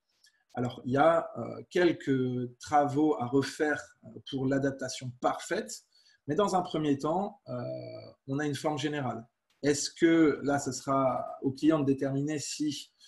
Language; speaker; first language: French; native; French